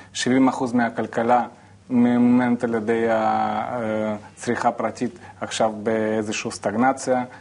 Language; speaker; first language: Hebrew; non-native, fluent; Russian